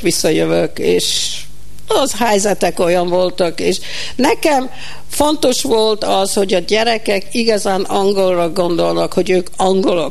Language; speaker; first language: Hungarian; early bilingual, heritage; Hungarian